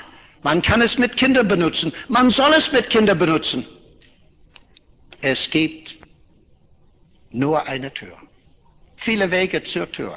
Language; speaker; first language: German; non-native, fluent; English